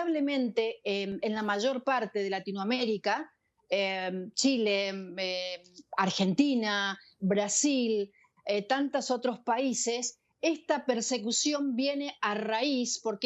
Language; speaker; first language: Spanish; native; Spanish